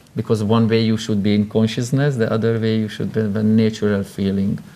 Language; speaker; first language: English; non-native, fluent; Hungarian